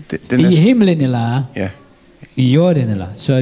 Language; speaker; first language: Danish; non-native, learner; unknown